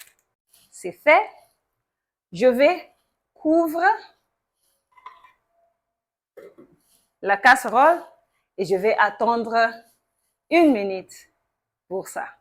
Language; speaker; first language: French; non-native, local second language; Yoruba